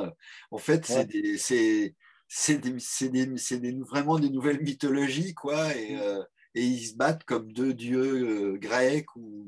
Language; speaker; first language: French; native; French